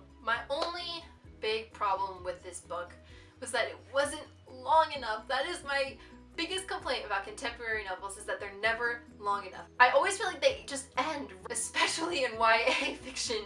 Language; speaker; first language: English; native; English